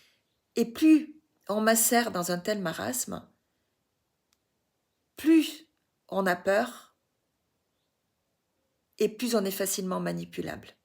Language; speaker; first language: French; native; French